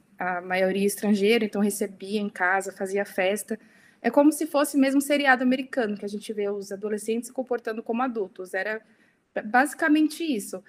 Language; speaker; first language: Portuguese; early bilingual, heritage; Portuguese